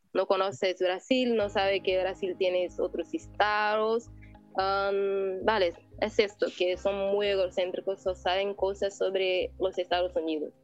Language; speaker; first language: Spanish; non-native, learner; Portuguese